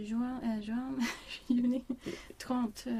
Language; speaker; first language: French; non-native, learner; Swedish